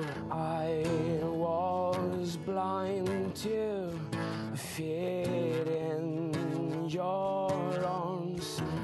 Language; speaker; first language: English; non-native, learner; French